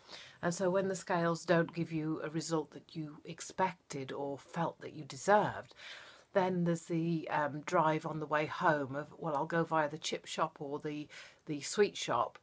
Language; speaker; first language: English; native; English